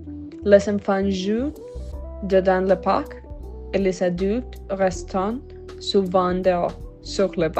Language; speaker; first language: French; non-native, learner; Spanish